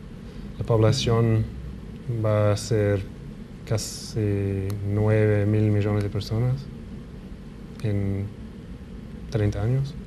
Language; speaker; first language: Spanish; non-native, fluent; English